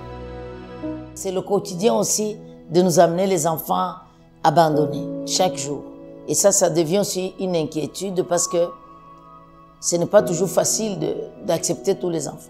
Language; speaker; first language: French; non-native, local second language; Swahili